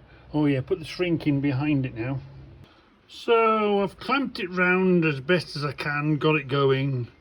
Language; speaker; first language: English; native; English